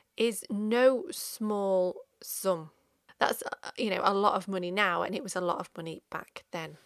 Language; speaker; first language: English; native; English